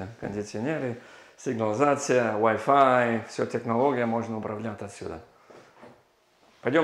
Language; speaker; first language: Russian; non-native, learner; English